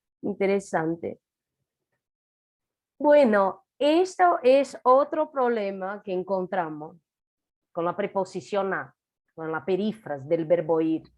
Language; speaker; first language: Spanish; non-native, fluent; Portuguese